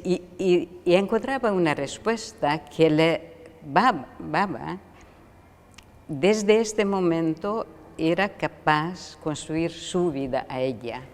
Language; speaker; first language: Spanish; non-native, fluent; Hungarian